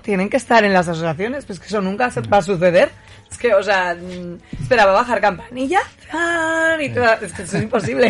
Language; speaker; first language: Spanish; native; Spanish